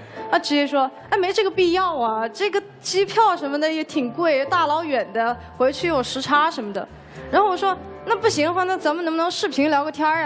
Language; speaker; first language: Chinese; native; Chinese